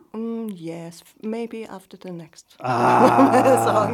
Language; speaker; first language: English; non-native, fluent; German